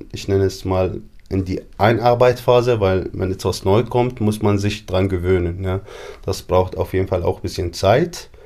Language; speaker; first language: German; non-native, fluent; Arabic